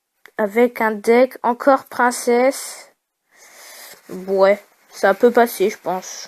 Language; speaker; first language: French; native; French